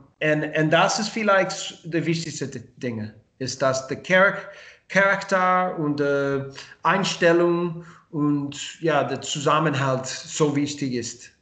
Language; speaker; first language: German; non-native, learner; English